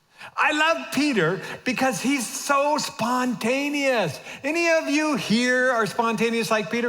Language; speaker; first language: English; native; English